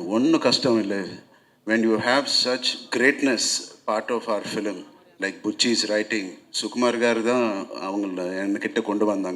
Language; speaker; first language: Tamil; non-native, local second language; Telugu